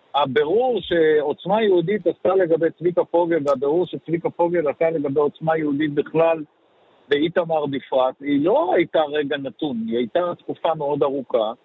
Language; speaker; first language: Hebrew; native; Hebrew